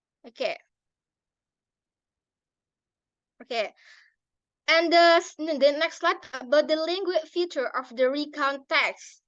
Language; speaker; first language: English; non-native, learner; Indonesian